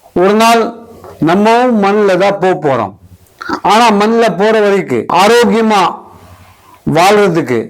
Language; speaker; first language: Tamil; non-native, local second language; Hindi